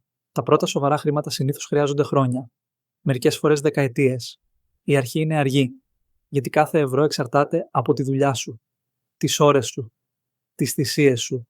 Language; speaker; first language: Greek; native; Greek